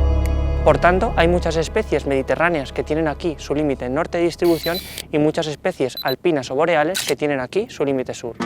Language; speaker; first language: Spanish; native; Spanish